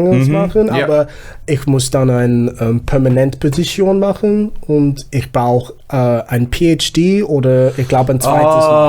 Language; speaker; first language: German; non-native, learner; Zulu